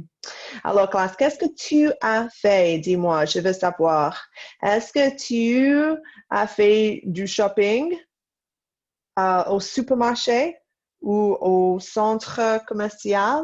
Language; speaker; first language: French; non-native, fluent; English